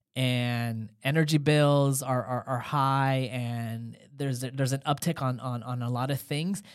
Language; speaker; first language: English; native; English